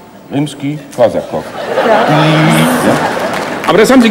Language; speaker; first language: German; native; German